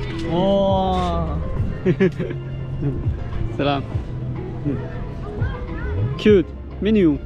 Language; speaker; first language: English; non-native, learner; Chinese